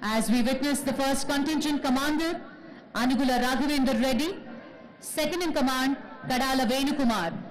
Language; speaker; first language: English; non-native, local second language; Telugu